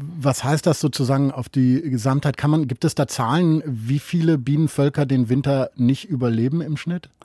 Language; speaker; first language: German; native; German